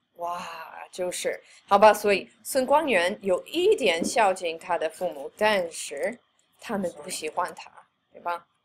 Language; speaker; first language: Chinese; non-native, fluent; English